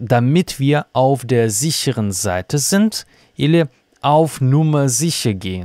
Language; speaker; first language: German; non-native, fluent; Russian